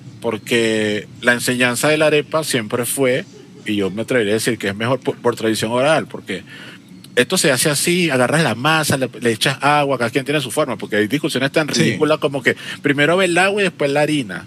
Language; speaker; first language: Spanish; native; Spanish